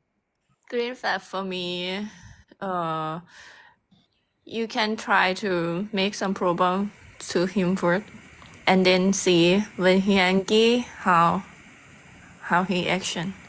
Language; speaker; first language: English; non-native, learner; Thai